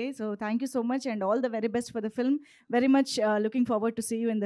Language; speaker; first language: Telugu; native; Telugu